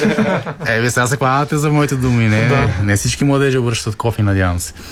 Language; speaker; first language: Bulgarian; native; Bulgarian